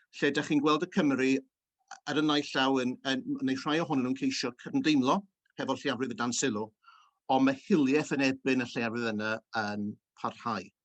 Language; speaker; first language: Welsh; early bilingual, heritage; Welsh